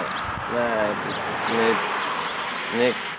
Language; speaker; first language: Dutch; non-native, learner; Polish